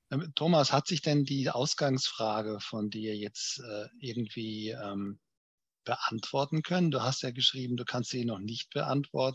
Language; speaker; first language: German; native; German